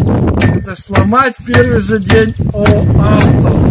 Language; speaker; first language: Russian; native; Russian